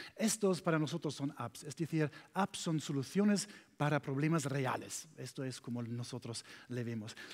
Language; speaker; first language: Spanish; non-native, learner; German